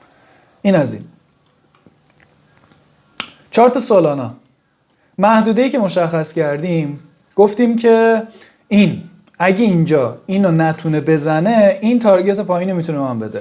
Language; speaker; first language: Persian; native; Persian